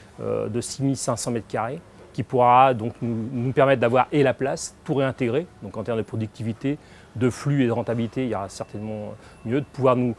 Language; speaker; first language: French; native; French